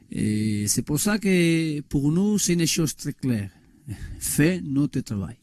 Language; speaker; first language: French; non-native, learner; Spanish